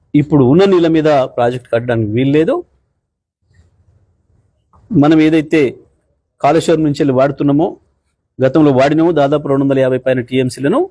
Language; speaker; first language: Telugu; native; Telugu